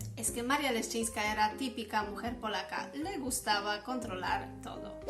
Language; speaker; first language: Spanish; non-native, fluent; Polish